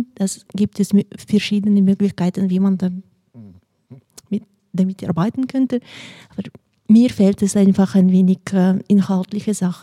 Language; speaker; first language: German; non-native, fluent; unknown